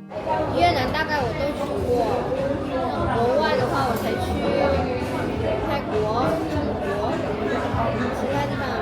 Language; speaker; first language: Chinese; non-native, fluent; Vietnamese